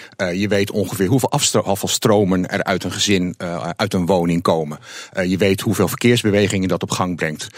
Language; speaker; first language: Dutch; native; Dutch